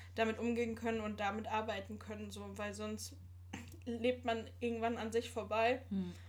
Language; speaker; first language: German; native; German